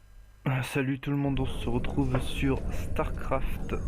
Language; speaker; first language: French; native; French